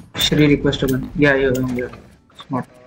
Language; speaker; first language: English; non-native, local second language; Kannada